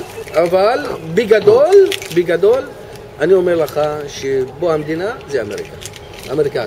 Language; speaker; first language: Hebrew; non-native, local second language; Arabic